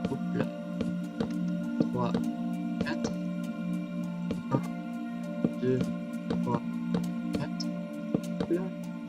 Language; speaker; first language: French; native; French